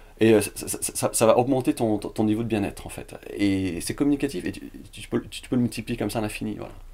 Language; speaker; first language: French; early bilingual, other home language; Vietnamese